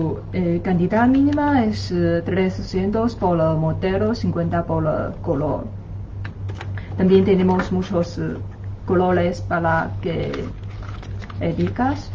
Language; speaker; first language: Spanish; non-native, learner; Chinese